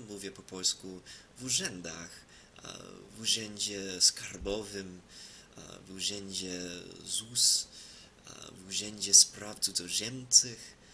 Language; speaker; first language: Polish; non-native, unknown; English